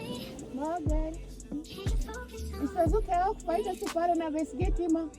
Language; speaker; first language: German; non-native, learner; Swahili